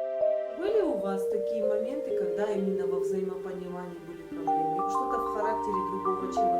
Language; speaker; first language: Russian; native; Russian